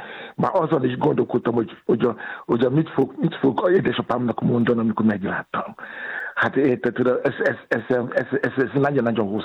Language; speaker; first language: Hungarian; non-native, fluent; Yoruba